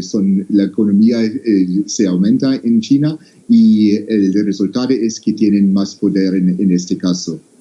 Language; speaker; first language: Spanish; non-native, fluent; English